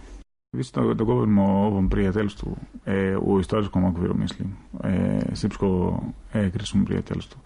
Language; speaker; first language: Serbian; non-native, fluent; Greek